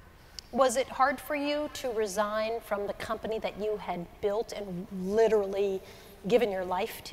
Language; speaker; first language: English; native; English